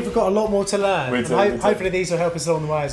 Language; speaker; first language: English; native; English